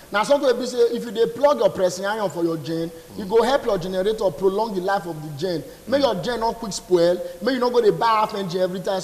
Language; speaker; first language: English; non-native, local second language; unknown